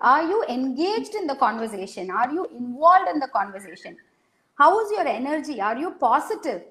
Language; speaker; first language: English; non-native, local second language; Tamil